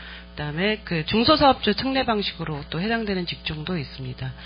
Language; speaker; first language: Korean; native; Korean